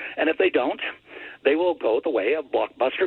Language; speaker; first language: English; native; English